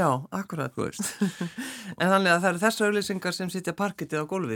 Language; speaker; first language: Icelandic; native; Icelandic